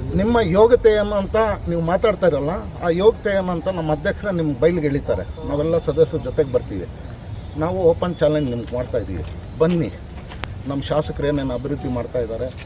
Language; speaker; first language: Kannada; non-native, local second language; Urdu